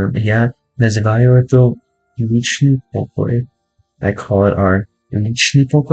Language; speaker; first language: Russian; non-native, learner; English